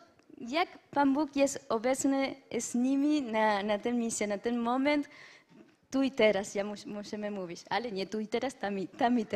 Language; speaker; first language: Polish; non-native, learner; French